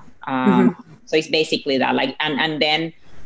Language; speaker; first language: English; non-native, fluent; Spanish